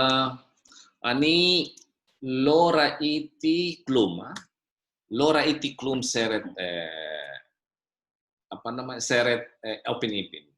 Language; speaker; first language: Hebrew; non-native, fluent; Indonesian